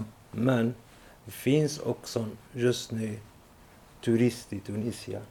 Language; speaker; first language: Swedish; non-native, learner; Arabic